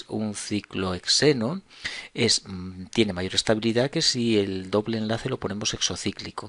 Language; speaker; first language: Spanish; native; Spanish